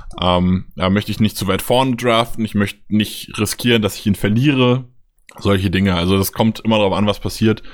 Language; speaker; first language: German; native; German